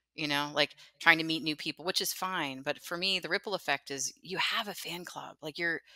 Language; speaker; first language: English; native; English